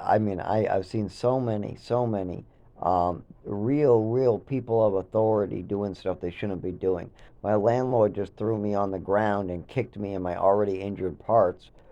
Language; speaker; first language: English; native; English